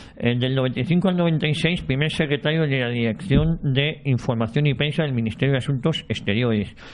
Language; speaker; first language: Spanish; native; Spanish